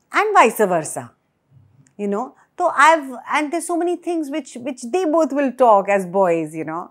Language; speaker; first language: Hindi; native; Hindi